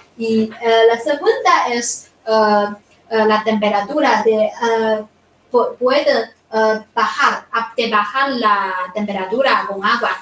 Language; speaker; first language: Spanish; non-native, fluent; Chinese